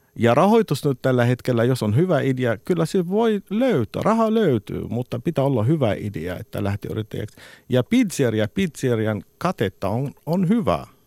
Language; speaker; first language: Finnish; non-native, fluent; Arabic